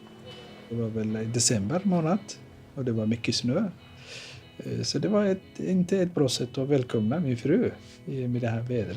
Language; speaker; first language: Swedish; non-native, fluent; Somali